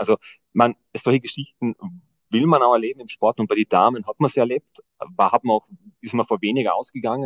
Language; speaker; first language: German; native; German